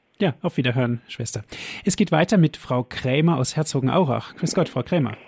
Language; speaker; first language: German; native; German